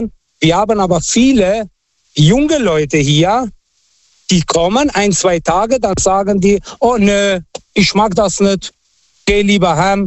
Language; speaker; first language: German; non-native, fluent; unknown